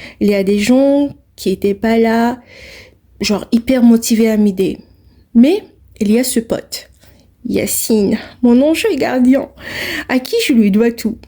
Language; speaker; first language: French; non-native, local second language; Arabic